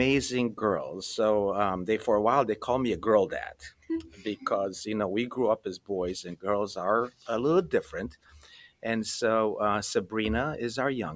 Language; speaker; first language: English; early bilingual, other home language; Romanian